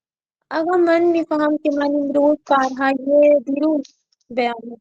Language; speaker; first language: Persian; non-native, learner; Urdu